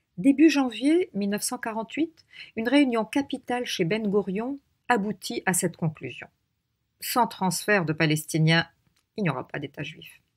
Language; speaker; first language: French; non-native, local second language; Arabic